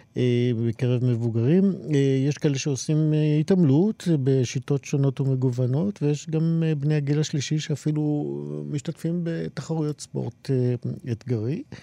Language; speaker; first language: Hebrew; native; Hebrew